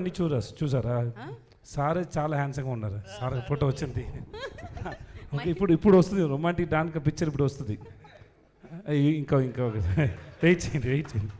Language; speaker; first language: Telugu; non-native, learner; Tamil